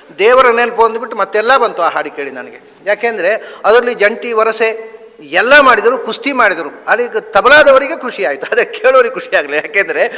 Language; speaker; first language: Kannada; native; Kannada